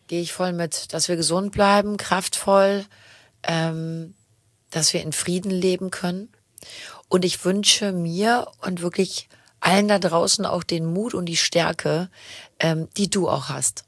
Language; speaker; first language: German; native; German